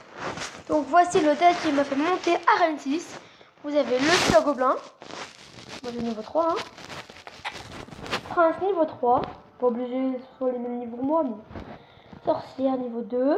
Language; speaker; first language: French; native; French